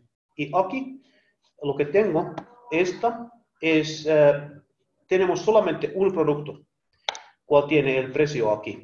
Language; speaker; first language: Spanish; non-native, learner; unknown